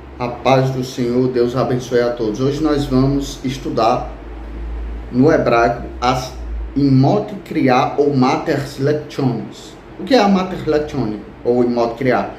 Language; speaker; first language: Portuguese; native; Portuguese